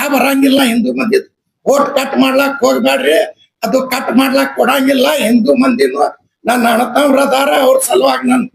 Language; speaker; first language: Kannada; non-native, local second language; Urdu